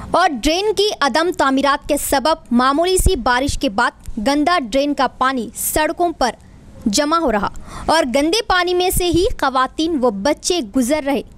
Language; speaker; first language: Urdu; native; Urdu